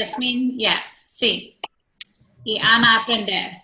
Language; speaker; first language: Spanish; non-native, fluent; English